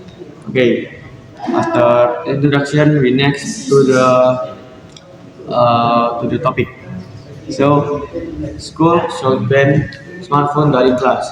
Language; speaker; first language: English; non-native, learner; Indonesian